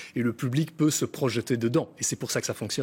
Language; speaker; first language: French; native; French